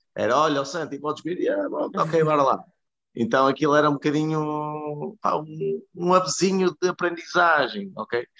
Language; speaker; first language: Portuguese; native; Portuguese